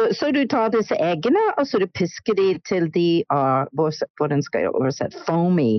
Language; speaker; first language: Norwegian; non-native, fluent; English